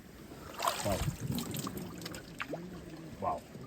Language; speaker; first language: Japanese; native; Japanese